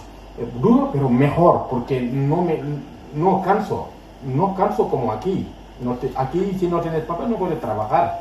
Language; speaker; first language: Spanish; non-native, learner; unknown